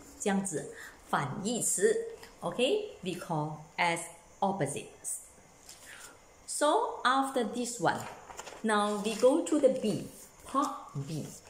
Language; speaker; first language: English; non-native, local second language; Chinese